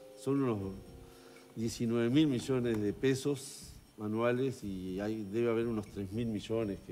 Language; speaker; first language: Spanish; native; Spanish